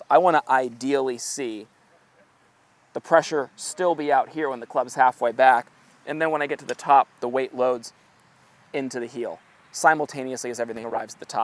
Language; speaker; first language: English; native; English